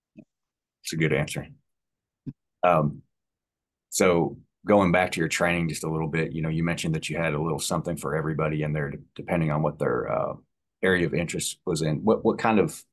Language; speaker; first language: English; native; English